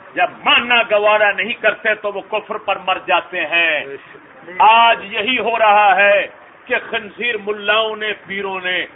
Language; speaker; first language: Urdu; non-native, local second language; Punjabi